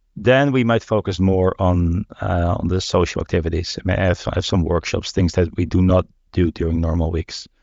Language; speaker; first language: English; non-native, fluent; Dutch